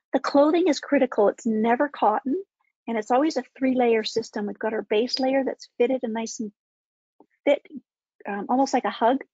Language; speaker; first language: English; native; English